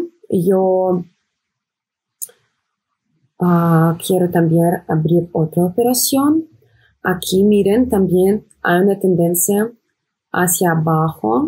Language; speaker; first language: Spanish; non-native, fluent; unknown